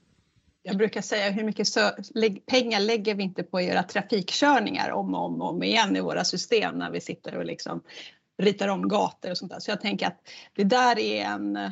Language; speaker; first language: Swedish; native; Swedish